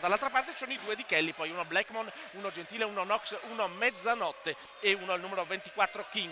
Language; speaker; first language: Italian; native; Italian